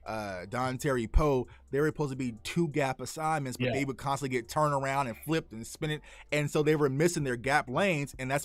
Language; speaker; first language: English; native; English